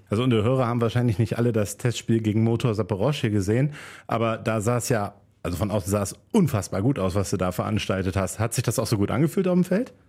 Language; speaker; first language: German; native; German